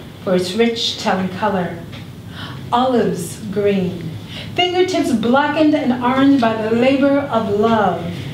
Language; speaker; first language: English; early bilingual, other home language; Spanish